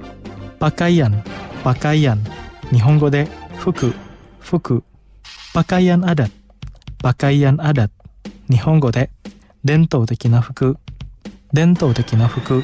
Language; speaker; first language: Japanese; non-native, fluent; Indonesian